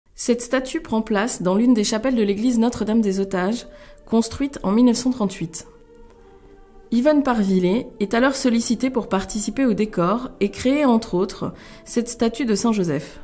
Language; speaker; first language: French; native; French